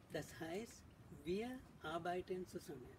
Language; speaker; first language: German; non-native, learner; Sinhala